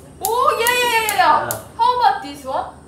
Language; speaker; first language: English; non-native, learner; Korean